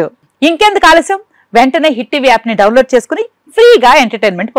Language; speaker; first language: Telugu; native; Telugu